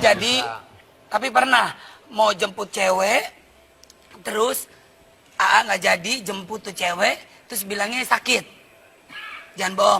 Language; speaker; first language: Indonesian; native; Indonesian